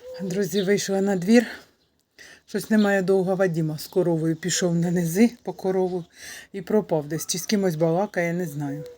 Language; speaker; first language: Ukrainian; native; Ukrainian